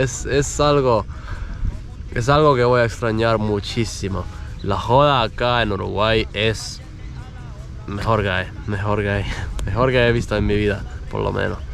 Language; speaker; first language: Spanish; non-native, fluent; Estonian